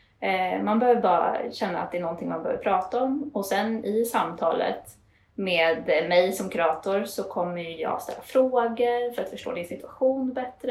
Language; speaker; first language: Swedish; native; Swedish